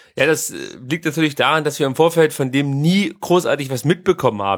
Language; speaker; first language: German; native; German